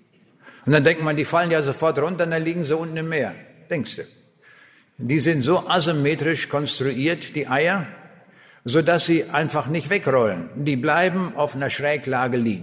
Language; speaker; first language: German; native; German